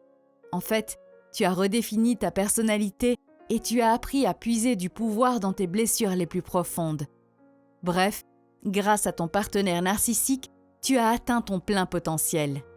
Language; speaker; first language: French; native; French